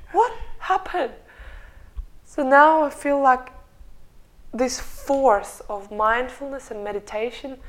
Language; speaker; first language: English; non-native, fluent; Russian